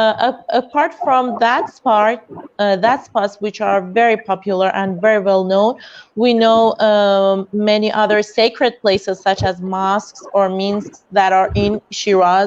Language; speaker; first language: English; non-native, fluent; Persian